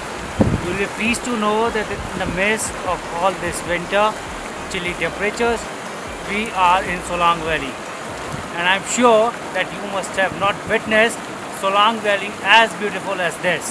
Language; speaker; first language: English; non-native, local second language; Hindi